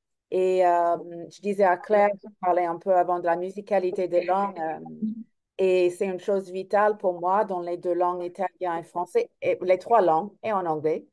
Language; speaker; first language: French; non-native, fluent; English